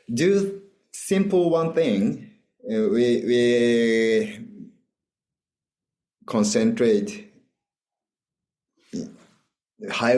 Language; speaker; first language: English; non-native, learner; Japanese